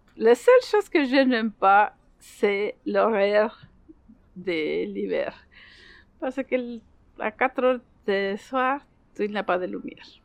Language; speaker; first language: French; non-native, learner; Spanish